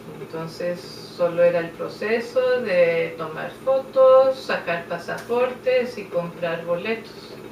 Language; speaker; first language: Spanish; native; Spanish